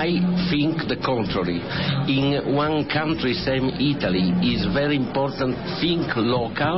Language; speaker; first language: English; non-native, learner; Italian